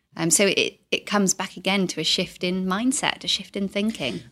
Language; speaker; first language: English; native; English